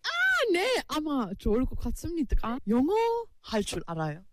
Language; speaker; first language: Korean; non-native, learner; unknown